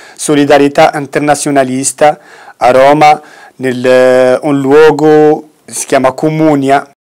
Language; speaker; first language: Italian; non-native, fluent; Arabic